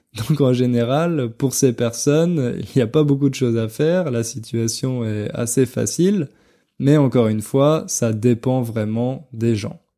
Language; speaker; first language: French; native; French